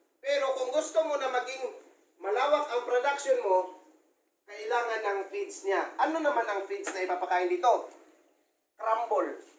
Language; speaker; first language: Filipino; non-native, local second language; Cebuano